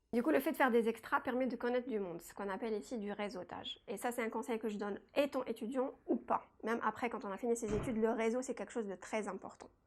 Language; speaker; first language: French; non-native, local second language; Kabyle